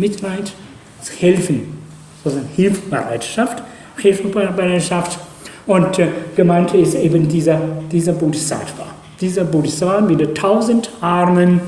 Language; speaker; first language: German; non-native, fluent; Chinese